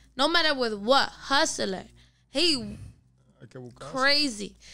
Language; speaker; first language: Spanish; native; Spanish